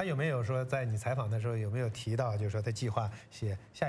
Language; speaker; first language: Chinese; native; Chinese